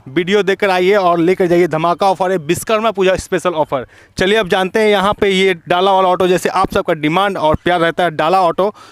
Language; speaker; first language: Hindi; native; Hindi